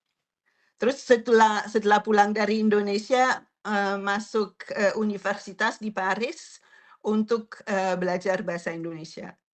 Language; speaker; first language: Indonesian; non-native, fluent; French